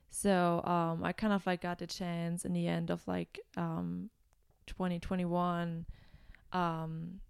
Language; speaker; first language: English; non-native, fluent; German